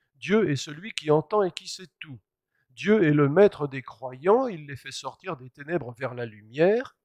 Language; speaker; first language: French; native; French